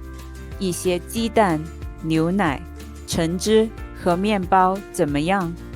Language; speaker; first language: Chinese; native; Chinese